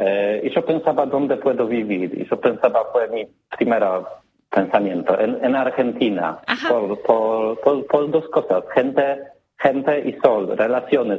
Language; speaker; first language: Spanish; non-native, learner; Polish